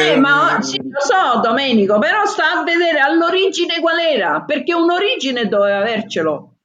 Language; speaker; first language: Italian; native; Italian